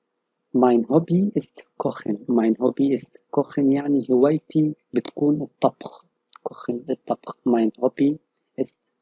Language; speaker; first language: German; non-native, fluent; Arabic